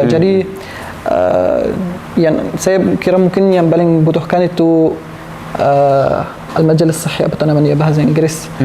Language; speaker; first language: Indonesian; non-native, learner; Arabic